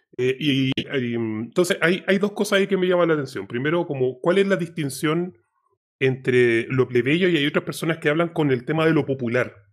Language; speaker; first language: Spanish; native; Spanish